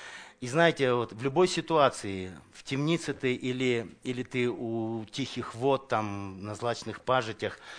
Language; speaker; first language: Russian; native; Russian